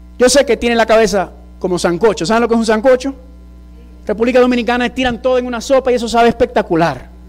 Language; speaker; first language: Spanish; early bilingual, heritage; Spanish